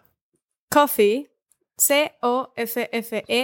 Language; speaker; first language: English; non-native, learner; Spanish